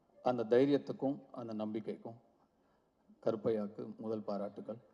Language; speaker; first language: Tamil; native; Tamil